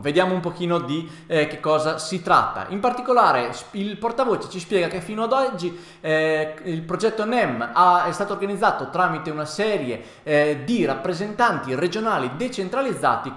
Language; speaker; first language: Italian; native; Italian